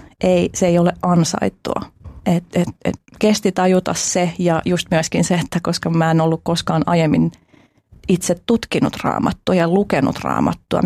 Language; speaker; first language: Finnish; early bilingual, other home language; Albanian